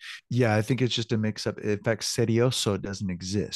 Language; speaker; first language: English; native; English